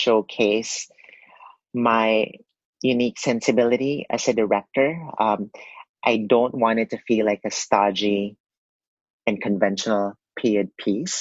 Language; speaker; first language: English; non-native, local second language; Cebuano